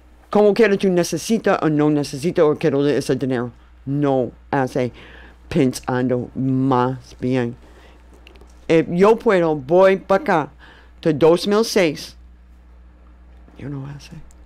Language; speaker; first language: Spanish; non-native, learner; English